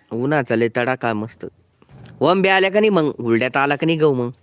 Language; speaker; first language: Hindi; non-native, local second language; Marathi